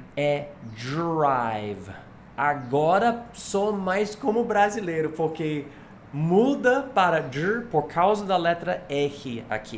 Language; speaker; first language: Portuguese; non-native, fluent; English